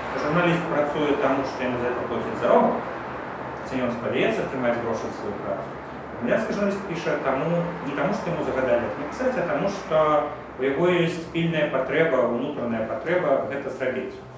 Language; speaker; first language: Belarusian; non-native, local second language; Russian